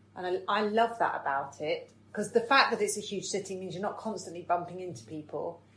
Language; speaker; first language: English; native; English